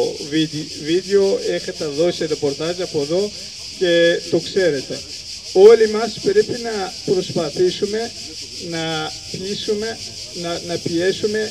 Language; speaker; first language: Greek; non-native, fluent; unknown